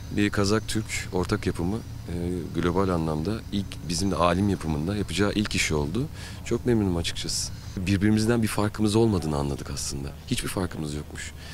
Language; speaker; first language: Turkish; native; Turkish